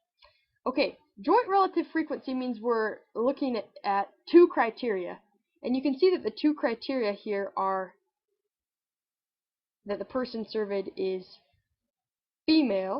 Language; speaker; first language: English; native; English